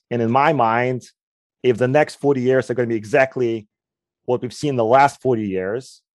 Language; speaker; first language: English; non-native, fluent; Ukrainian